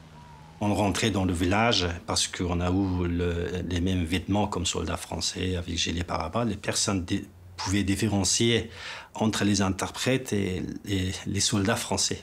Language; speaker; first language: French; non-native, fluent; Persian